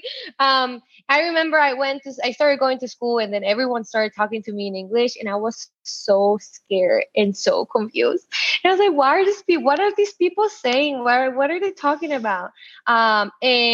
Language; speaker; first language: English; non-native, fluent; Spanish